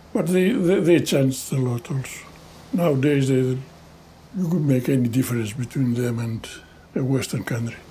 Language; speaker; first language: English; non-native, fluent; Greek